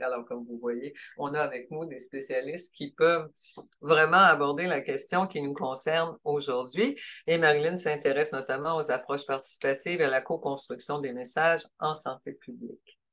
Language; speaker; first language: French; native; French